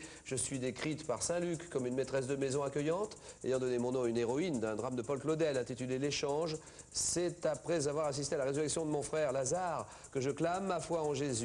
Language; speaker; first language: French; native; French